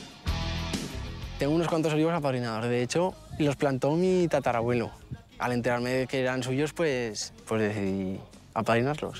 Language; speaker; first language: Spanish; native; Spanish